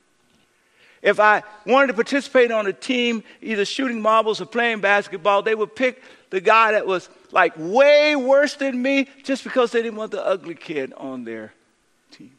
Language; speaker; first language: English; native; English